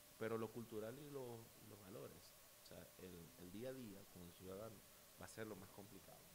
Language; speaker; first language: Spanish; native; Spanish